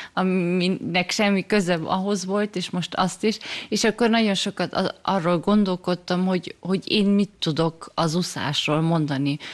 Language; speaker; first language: Hungarian; early bilingual, heritage; German